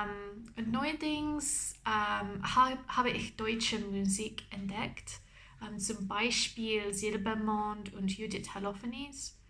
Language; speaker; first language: German; non-native, learner; English